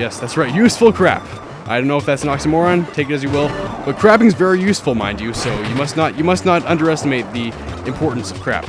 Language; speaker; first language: English; native; English